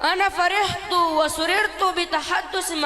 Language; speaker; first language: Arabic; non-native, learner; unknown